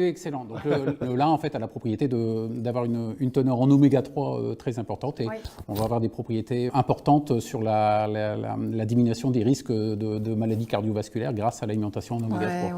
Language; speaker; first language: French; native; French